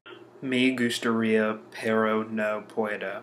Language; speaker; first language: Spanish; non-native, learner; English